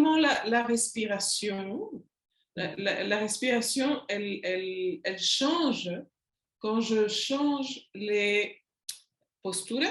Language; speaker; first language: French; non-native, learner; Spanish